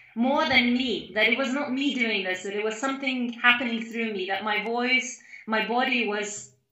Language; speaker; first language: English; non-native, fluent; Lithuanian